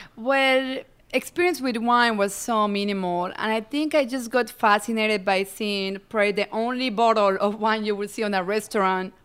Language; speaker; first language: English; non-native, fluent; Spanish